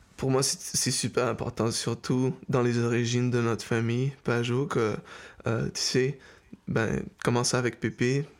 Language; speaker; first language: French; early bilingual, heritage; French